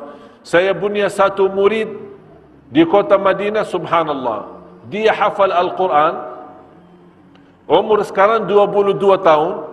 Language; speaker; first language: Indonesian; non-native, fluent; Arabic